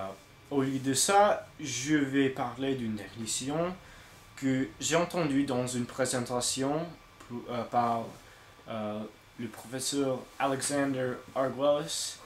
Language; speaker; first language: French; non-native, learner; English